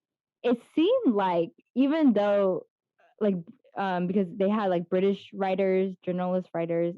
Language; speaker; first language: English; native; English